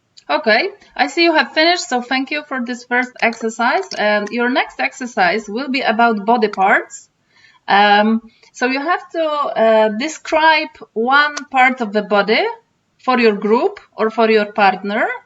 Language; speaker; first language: English; non-native, fluent; Polish